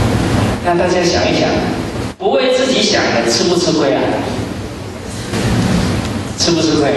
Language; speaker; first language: Chinese; native; Chinese